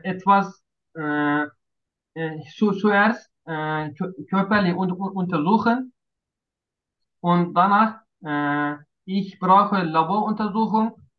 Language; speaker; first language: German; non-native, learner; Turkish